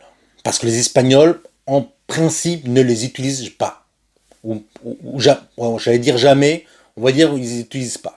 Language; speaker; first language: French; non-native, fluent; Spanish